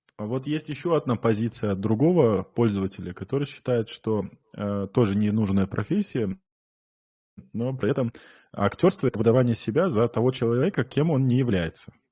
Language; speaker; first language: Russian; non-native, local second language; Kumyk